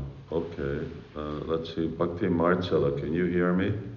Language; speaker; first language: English; early bilingual, other home language; Hungarian